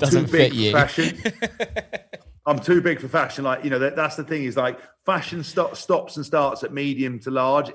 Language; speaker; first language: English; native; English